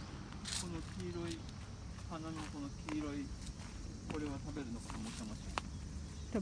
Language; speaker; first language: Japanese; native; Japanese